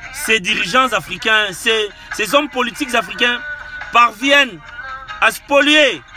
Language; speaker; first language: French; non-native, local second language; Lingala